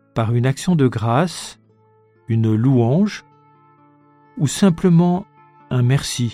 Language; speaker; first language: French; native; French